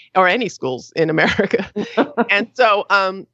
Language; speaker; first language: English; native; English